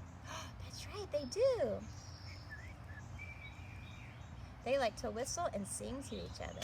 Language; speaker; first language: English; native; English